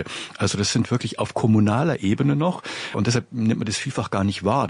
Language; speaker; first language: German; native; German